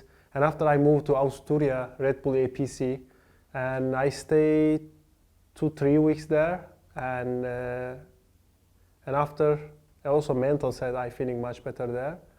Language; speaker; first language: English; non-native, learner; Turkish